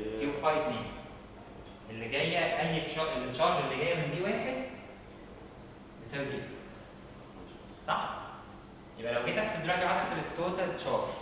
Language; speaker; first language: Arabic; native; Arabic